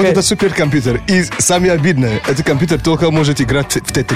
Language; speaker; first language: Russian; native; Russian